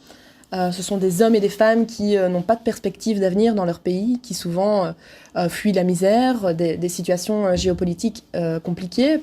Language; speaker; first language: French; native; French